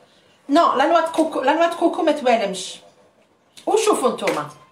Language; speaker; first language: Arabic; native; Arabic